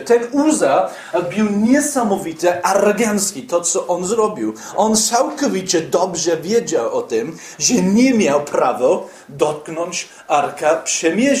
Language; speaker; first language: Polish; non-native, fluent; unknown